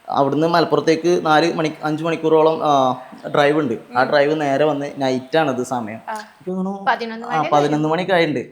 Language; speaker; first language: Malayalam; native; Malayalam